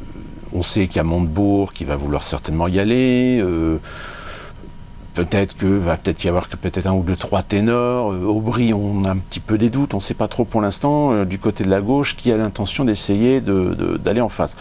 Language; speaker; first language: French; native; French